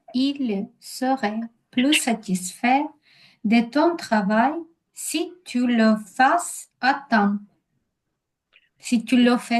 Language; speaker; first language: French; non-native, learner; Ukrainian